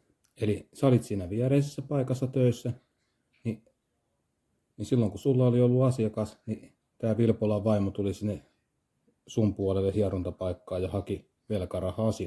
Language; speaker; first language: Finnish; native; Finnish